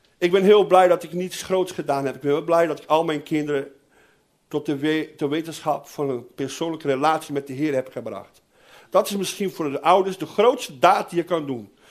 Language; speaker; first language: Dutch; non-native, fluent; Portuguese